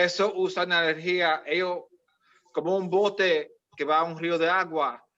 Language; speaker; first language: Spanish; early bilingual, heritage; Spanish